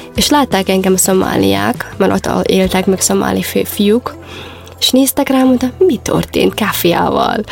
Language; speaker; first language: Hungarian; non-native, fluent; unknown